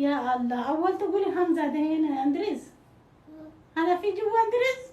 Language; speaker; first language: Arabic; non-native, fluent; Amharic